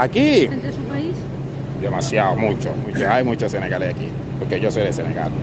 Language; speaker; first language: Spanish; non-native, learner; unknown